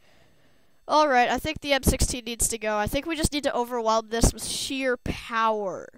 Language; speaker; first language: English; native; English